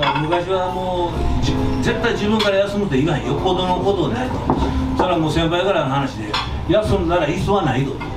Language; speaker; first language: Japanese; native; Japanese